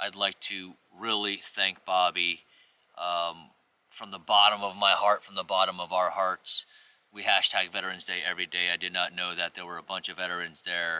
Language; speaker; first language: English; native; English